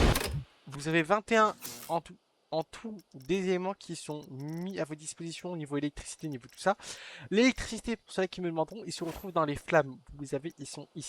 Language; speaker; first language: French; native; French